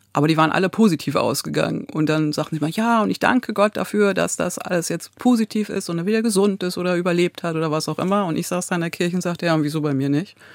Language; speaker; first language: German; native; German